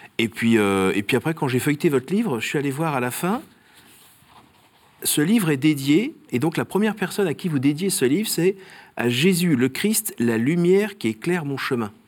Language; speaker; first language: French; native; French